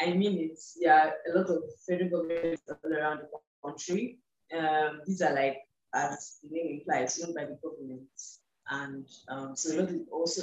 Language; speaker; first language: English; non-native, local second language; Igbo